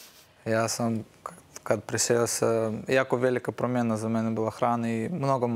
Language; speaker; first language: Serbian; non-native, learner; Russian